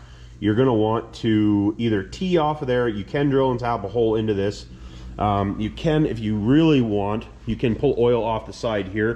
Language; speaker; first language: English; native; English